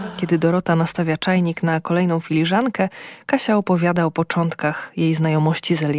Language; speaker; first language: Polish; native; Polish